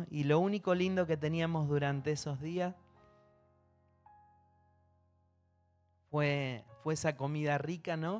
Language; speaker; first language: Spanish; native; Spanish